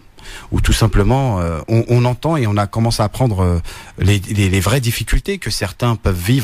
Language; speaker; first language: French; native; French